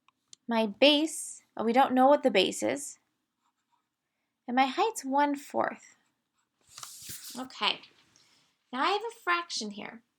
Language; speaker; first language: English; native; English